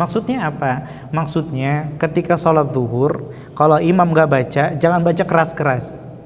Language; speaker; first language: Indonesian; native; Indonesian